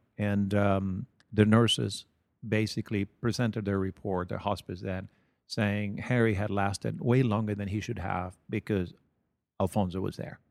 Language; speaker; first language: English; non-native, fluent; Spanish